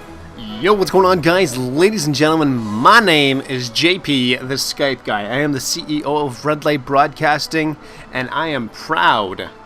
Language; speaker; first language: English; native; English